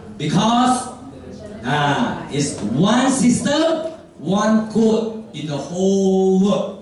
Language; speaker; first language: English; non-native, local second language; Chinese